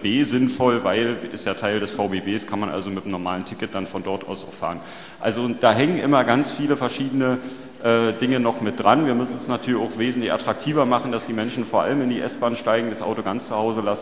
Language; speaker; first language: German; native; German